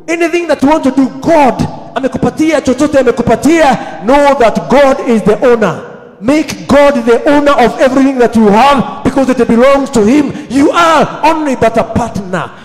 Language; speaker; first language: English; non-native, local second language; Swahili